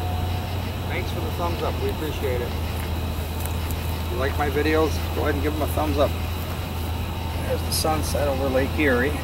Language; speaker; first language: English; native; English